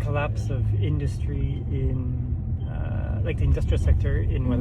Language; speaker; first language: English; non-native, learner; French